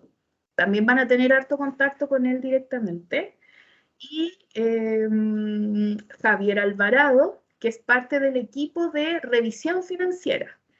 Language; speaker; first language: Spanish; native; Spanish